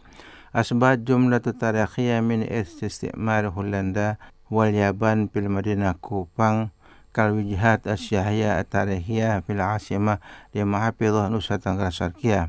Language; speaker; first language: Arabic; non-native, fluent; Indonesian